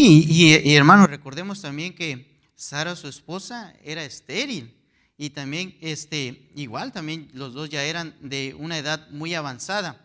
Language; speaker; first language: Spanish; native; Spanish